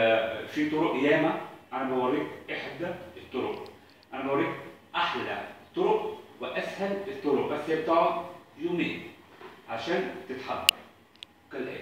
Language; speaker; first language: Arabic; native; Arabic